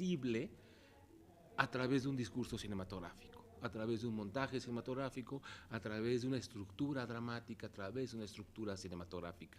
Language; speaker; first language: Spanish; native; Spanish